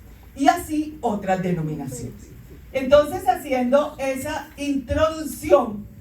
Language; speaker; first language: Spanish; native; Spanish